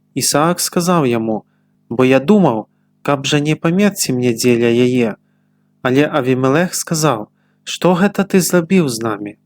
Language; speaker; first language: Belarusian; native; Belarusian